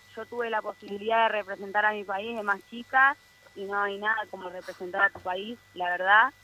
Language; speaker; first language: Spanish; native; Spanish